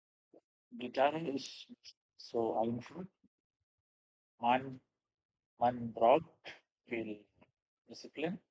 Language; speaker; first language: German; non-native, learner; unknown